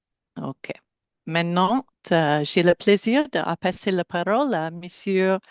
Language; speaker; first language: French; non-native, learner; English